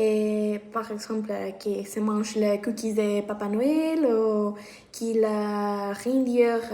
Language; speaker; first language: French; non-native, learner; Spanish